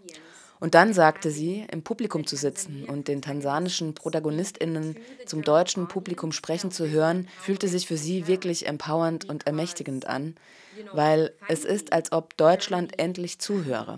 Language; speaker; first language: German; non-native, fluent; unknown